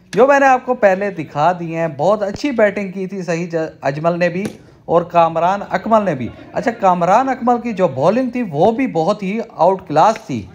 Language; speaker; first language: Urdu; native; Urdu